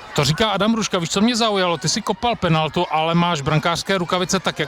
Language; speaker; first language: Czech; native; Czech